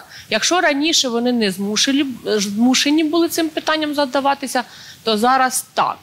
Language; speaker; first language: Ukrainian; native; Ukrainian